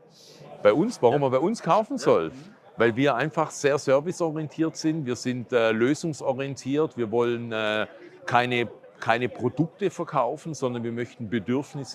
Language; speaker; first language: German; native; German